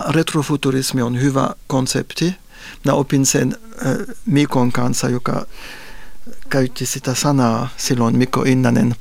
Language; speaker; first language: Finnish; non-native, fluent; French